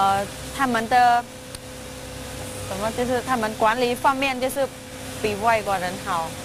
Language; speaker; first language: Chinese; non-native, fluent; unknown